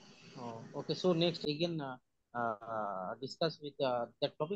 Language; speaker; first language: English; non-native, learner; Bangla